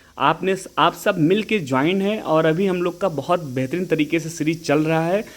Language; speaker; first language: Hindi; native; Hindi